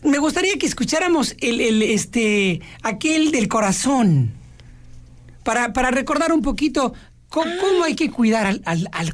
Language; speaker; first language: Spanish; native; Spanish